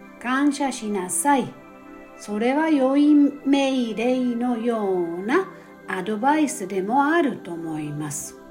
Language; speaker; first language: Japanese; non-native, fluent; German